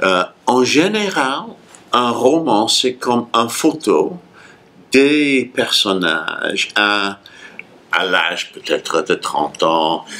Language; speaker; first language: French; non-native, fluent; English